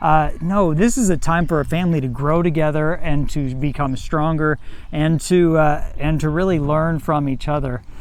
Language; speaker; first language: English; native; English